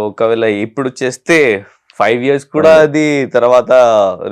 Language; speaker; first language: Telugu; non-native, learner; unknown